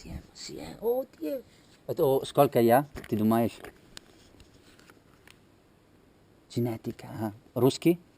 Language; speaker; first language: Russian; non-native, learner; Italian